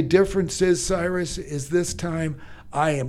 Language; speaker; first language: English; native; English